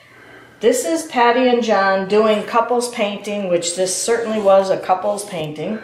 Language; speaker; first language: English; native; English